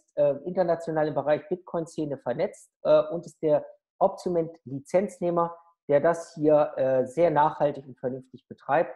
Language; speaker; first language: German; native; German